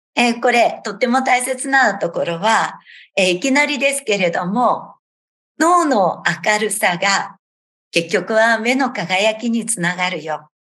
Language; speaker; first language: Japanese; native; Japanese